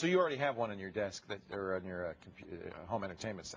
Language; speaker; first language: English; native; English